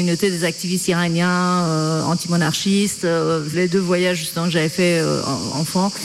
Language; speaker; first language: French; non-native, fluent; Persian